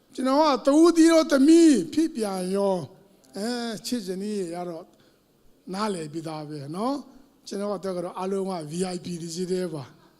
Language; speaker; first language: Burmese; non-native, local second language; Tedim Chin